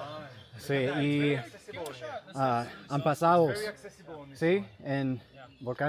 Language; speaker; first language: Spanish; non-native, learner; English